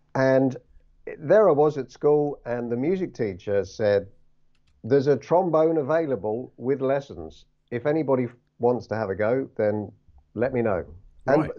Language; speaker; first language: English; native; English